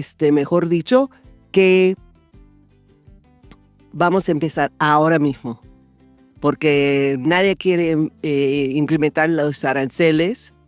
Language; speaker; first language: Spanish; non-native, fluent; English